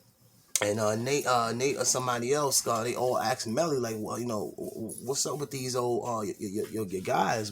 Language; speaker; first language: English; native; English